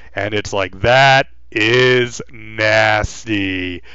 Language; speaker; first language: English; native; English